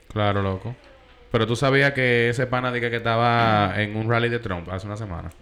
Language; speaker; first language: Spanish; early bilingual, heritage; Spanish